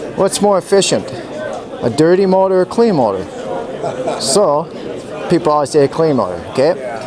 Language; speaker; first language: English; native; English